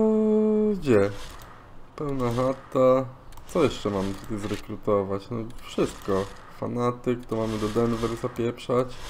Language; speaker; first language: Polish; native; Polish